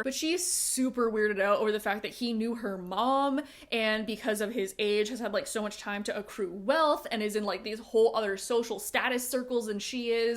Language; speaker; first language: English; native; English